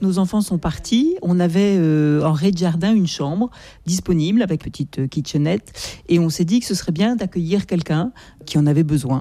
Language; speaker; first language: French; native; French